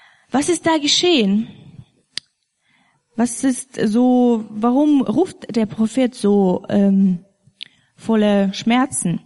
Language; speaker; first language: German; non-native, fluent; Russian